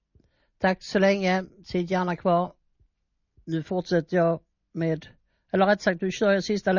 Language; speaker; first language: Swedish; native; Swedish